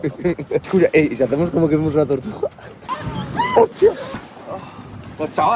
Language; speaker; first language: Spanish; native; Spanish